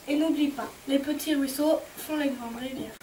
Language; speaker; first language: French; native; French